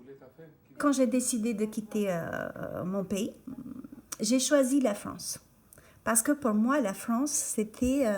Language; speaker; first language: French; non-native, fluent; Albanian